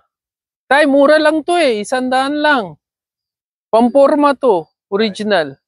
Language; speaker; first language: Filipino; non-native, learner; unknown